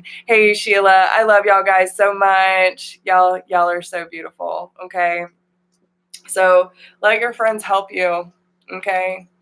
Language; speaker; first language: English; native; English